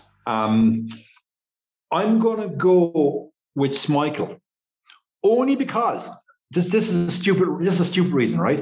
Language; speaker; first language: English; native; English